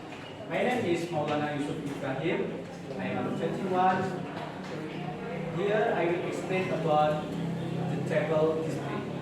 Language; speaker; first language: English; non-native, learner; Indonesian